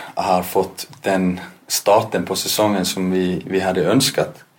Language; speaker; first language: Swedish; non-native, fluent; Icelandic